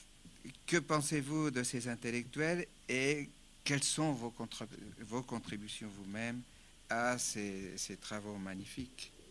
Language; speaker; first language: French; non-native, fluent; Spanish